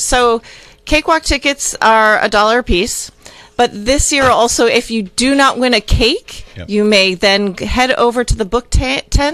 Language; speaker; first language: English; native; English